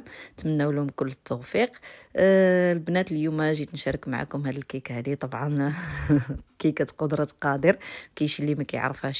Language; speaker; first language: Arabic; native; Arabic